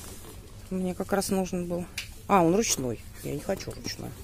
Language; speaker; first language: Russian; native; Russian